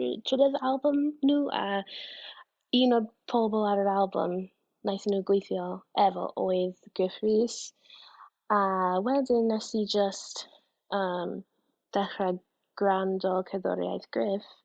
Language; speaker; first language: Welsh; non-native, fluent; English